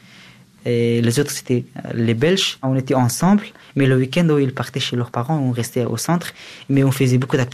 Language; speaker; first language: French; early bilingual, other home language; Persian